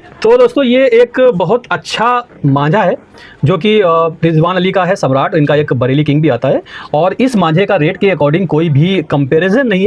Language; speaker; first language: Hindi; native; Hindi